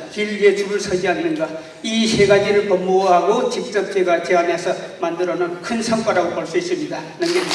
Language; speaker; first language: Korean; native; Korean